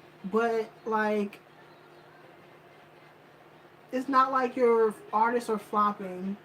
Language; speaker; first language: English; native; English